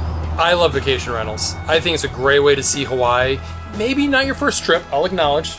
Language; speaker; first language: English; native; English